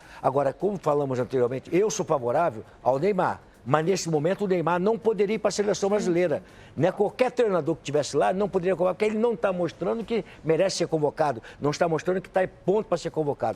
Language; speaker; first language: Portuguese; native; Portuguese